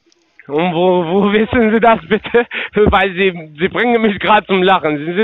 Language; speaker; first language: German; non-native, learner; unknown